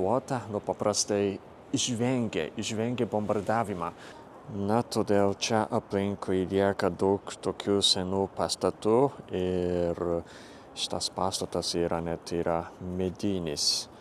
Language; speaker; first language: Lithuanian; non-native, fluent; Japanese